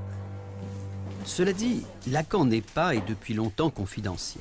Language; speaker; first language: French; native; French